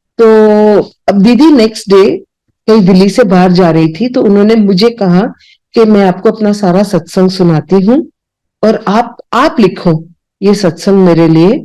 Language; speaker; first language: Hindi; non-native, local second language; Punjabi